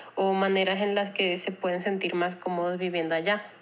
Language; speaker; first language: Spanish; native; Spanish